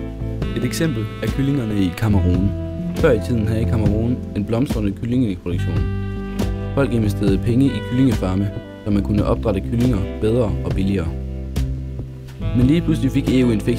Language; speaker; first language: Danish; native; Danish